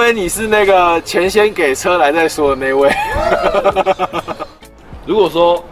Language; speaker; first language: Chinese; native; Chinese